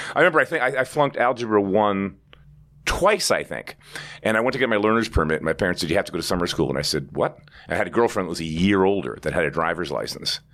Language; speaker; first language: English; native; English